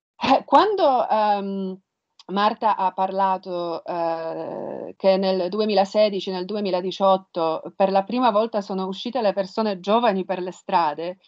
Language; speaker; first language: Italian; non-native, fluent; Polish